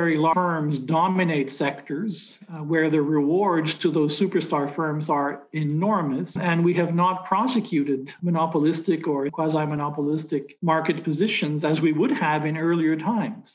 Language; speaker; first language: English; native; English